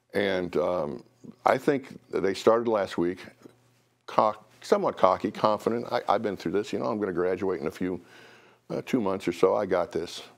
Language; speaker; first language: English; native; English